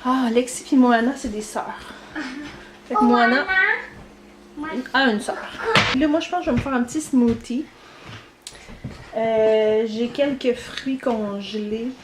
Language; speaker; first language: French; native; French